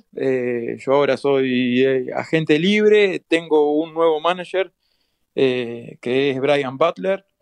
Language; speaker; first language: Spanish; native; Spanish